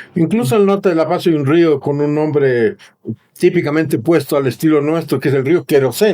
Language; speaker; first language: Spanish; native; Spanish